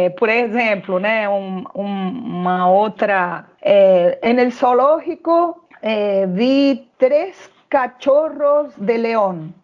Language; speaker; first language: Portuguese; non-native, fluent; Spanish